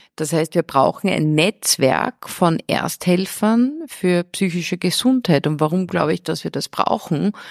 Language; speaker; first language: German; early bilingual, heritage; German